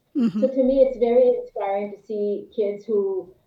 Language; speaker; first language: English; non-native, local second language; Filipino